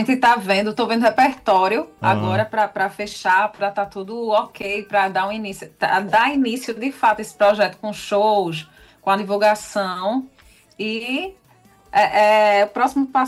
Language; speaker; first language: Portuguese; native; Portuguese